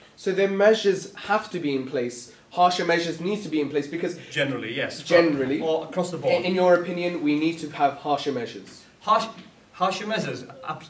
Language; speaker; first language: English; early bilingual, other home language; Urdu